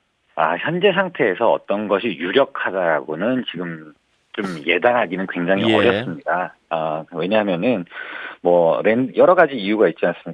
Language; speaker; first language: Korean; native; Korean